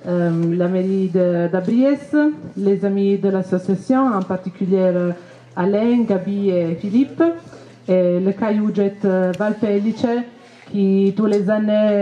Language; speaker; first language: French; non-native, fluent; Italian